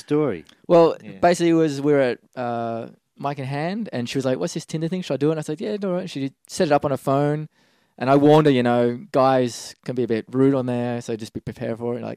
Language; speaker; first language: English; native; English